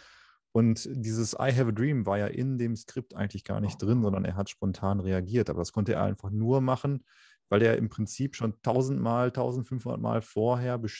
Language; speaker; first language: German; native; German